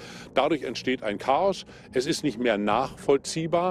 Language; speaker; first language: German; native; German